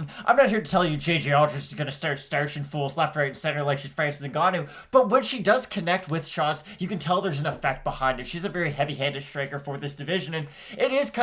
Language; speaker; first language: English; native; English